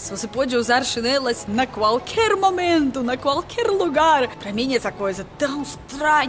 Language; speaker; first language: Portuguese; non-native, learner; Russian